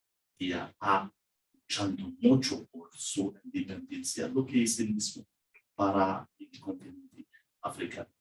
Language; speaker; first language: Spanish; non-native, learner; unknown